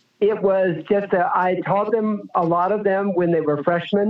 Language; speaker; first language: English; native; English